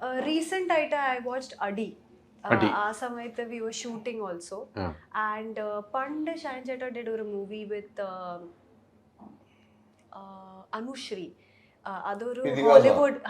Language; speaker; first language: Malayalam; early bilingual, heritage; Malayalam